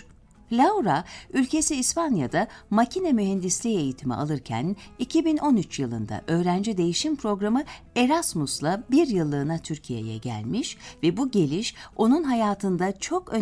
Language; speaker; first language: Turkish; native; Turkish